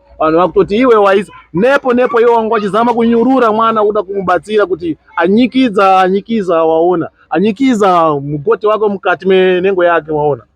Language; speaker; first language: Shona; non-native, local second language; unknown